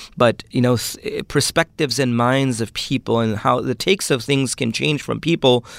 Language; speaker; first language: English; early bilingual, other home language; Urdu